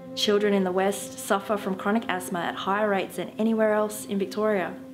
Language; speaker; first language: English; native; English